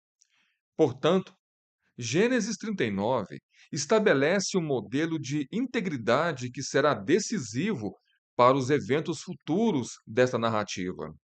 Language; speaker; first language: Portuguese; native; Portuguese